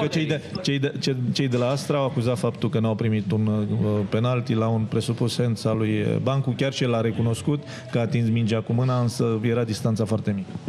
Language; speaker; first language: Romanian; native; Romanian